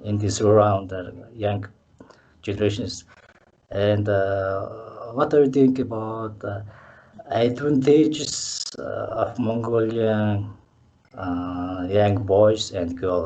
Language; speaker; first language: English; non-native, learner; Mongolian